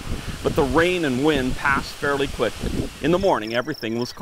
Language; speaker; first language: English; native; English